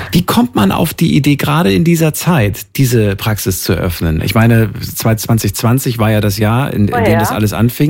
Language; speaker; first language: German; native; German